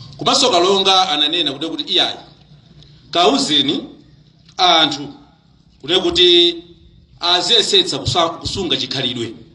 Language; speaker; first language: Nyanja; native; Nyanja